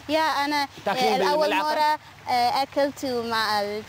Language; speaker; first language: Arabic; non-native, learner; English